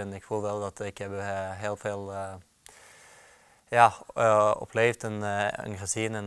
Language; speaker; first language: Dutch; non-native, fluent; Norwegian